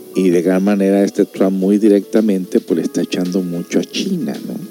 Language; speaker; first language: Spanish; early bilingual, heritage; Spanish